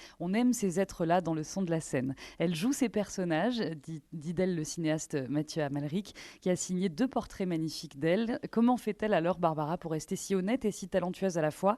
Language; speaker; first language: French; native; French